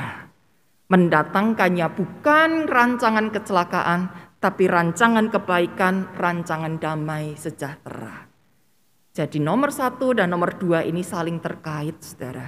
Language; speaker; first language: Indonesian; native; Indonesian